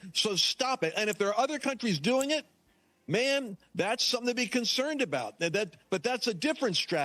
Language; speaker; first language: English; native; English